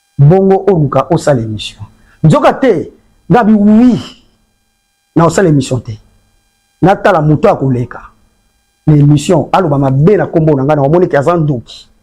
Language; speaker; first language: Lingala; native; Lingala